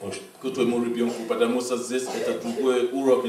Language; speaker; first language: Russian; non-native, fluent; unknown